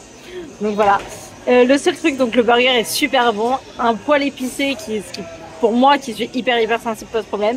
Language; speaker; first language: French; native; French